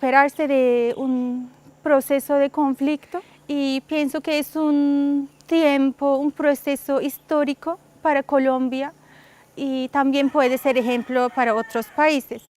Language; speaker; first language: Spanish; non-native, fluent; Turkish